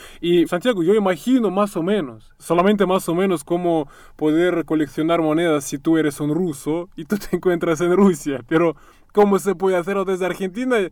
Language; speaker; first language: Spanish; non-native, fluent; Russian